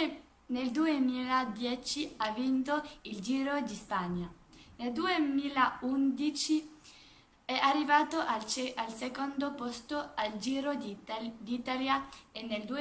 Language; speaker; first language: Italian; non-native, learner; French